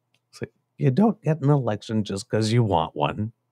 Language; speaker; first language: English; native; English